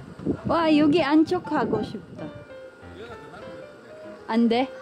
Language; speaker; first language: Korean; non-native, learner; Cebuano